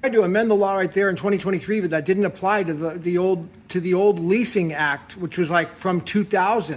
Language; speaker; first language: English; native; English